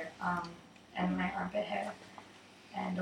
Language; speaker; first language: English; non-native, local second language; Urdu